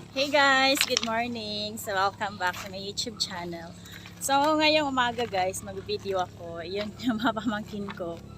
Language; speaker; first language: Filipino; non-native, local second language; Waray